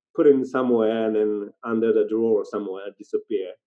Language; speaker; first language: English; non-native, learner; Japanese